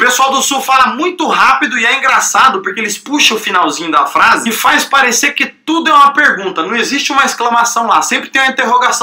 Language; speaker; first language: Portuguese; native; Portuguese